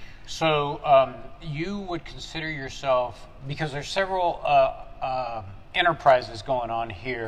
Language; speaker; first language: English; early bilingual, other home language; Spanish